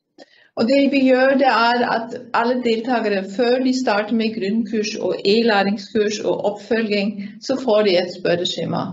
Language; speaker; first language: Norwegian; non-native, fluent; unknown